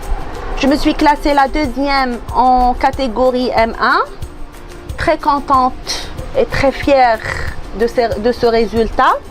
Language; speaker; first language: French; non-native, local second language; Arabic